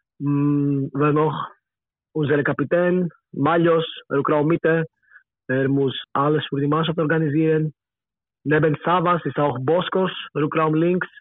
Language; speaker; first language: German; non-native, learner; Greek